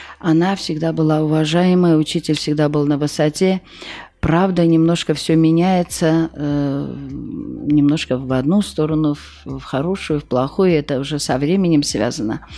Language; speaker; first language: Russian; non-native, local second language; Armenian